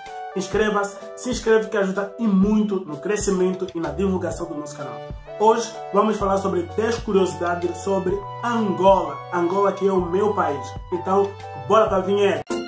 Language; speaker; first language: Portuguese; native; Portuguese